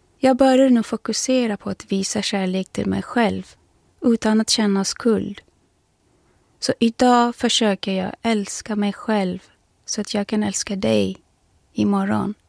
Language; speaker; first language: Swedish; non-native, fluent; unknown